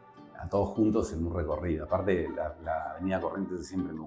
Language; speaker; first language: Spanish; native; Spanish